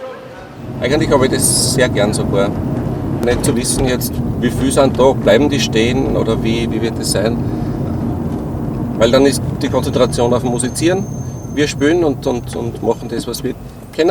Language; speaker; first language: German; native; German